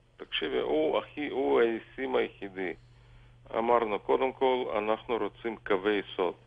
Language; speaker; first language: Hebrew; non-native, fluent; Russian